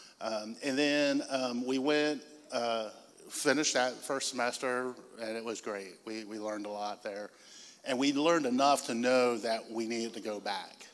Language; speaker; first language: English; native; English